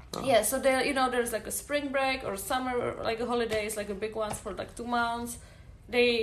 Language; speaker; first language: English; non-native, fluent; Czech